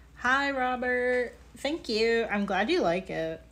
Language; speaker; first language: English; native; English